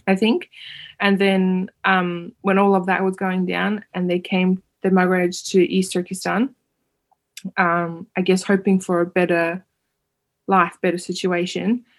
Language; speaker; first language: English; early bilingual, other home language; Uyghur